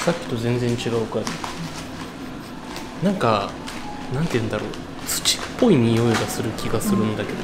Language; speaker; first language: Japanese; native; Japanese